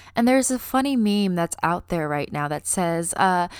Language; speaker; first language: English; native; English